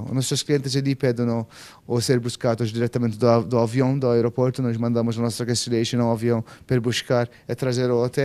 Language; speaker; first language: Portuguese; non-native, fluent; Maltese